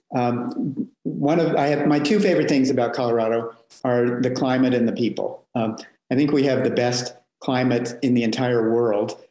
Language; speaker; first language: English; native; English